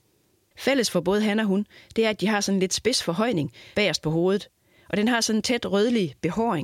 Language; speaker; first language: Danish; native; Danish